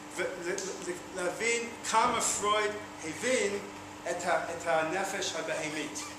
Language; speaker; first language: Hebrew; non-native, fluent; English